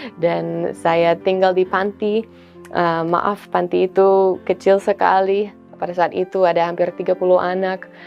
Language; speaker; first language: Indonesian; non-native, fluent; English